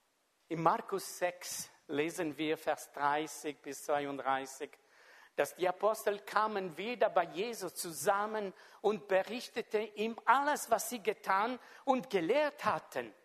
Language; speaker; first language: German; non-native, fluent; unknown